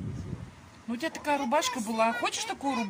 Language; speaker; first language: Russian; native; Russian